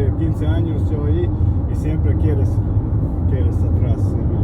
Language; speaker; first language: Spanish; non-native, learner; Latvian